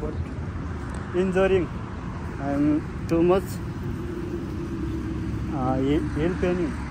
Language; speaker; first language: English; non-native, learner; Nepali